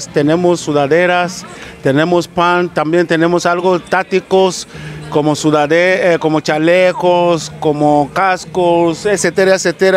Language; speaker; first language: Spanish; non-native, local second language; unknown